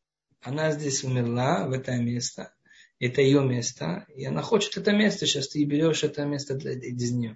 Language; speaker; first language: Russian; non-native, fluent; Hebrew